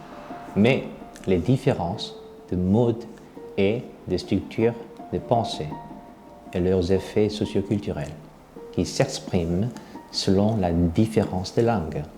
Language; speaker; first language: French; non-native, fluent; Korean